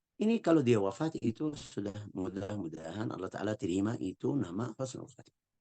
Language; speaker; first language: Indonesian; non-native, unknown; Arabic